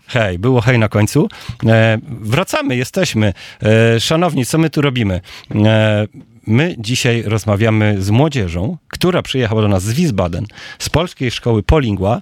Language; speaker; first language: Polish; native; Polish